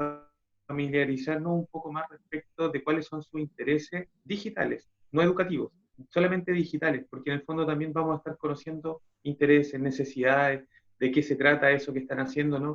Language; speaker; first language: Spanish; native; Spanish